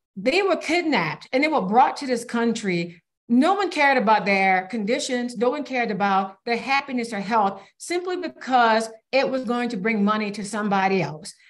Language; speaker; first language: English; native; English